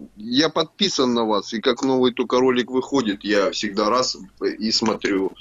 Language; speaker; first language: Russian; native; Russian